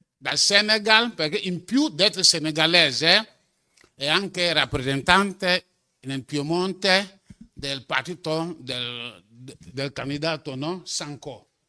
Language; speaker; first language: Italian; non-native, fluent; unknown